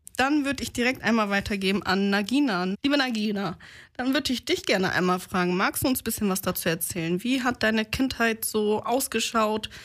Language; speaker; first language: German; native; German